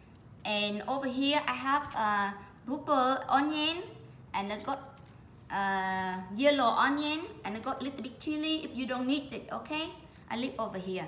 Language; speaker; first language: English; non-native, learner; Vietnamese